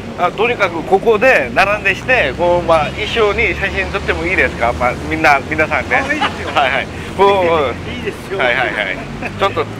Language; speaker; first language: Japanese; non-native, learner; Korean